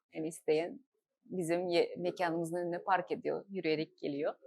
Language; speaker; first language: Turkish; non-native, fluent; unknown